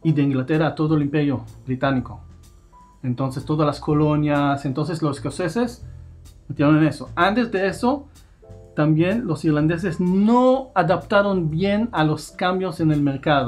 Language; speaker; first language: Spanish; non-native, fluent; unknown